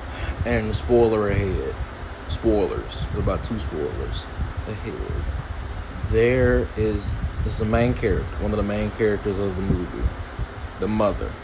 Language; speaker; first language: English; native; English